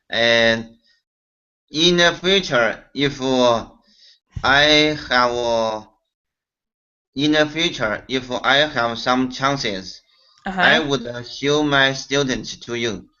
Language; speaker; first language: English; non-native, learner; Chinese